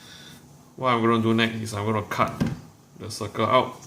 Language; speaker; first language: English; native; English